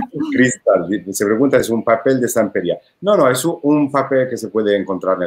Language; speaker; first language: Spanish; non-native, fluent; Italian